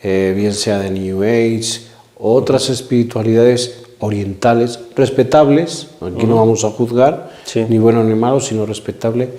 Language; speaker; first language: Spanish; native; Spanish